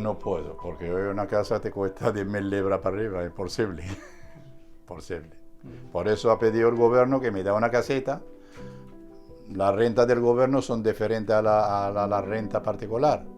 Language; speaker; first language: Spanish; native; Spanish